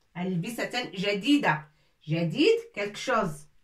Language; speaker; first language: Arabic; non-native, fluent; French